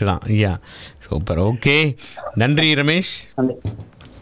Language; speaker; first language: Tamil; native; Tamil